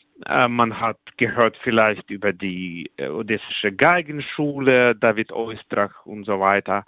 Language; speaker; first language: German; non-native, fluent; Russian